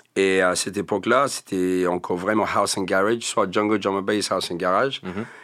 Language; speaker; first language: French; non-native, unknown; English